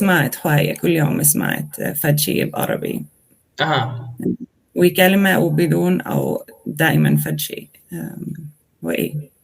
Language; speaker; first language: Arabic; non-native, learner; Swedish